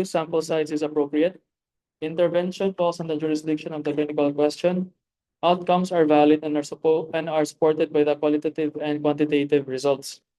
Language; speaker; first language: English; non-native, local second language; Filipino